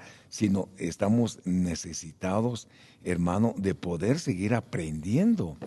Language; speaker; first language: Spanish; native; Spanish